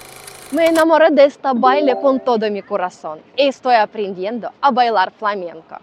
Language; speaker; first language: Spanish; non-native, learner; Russian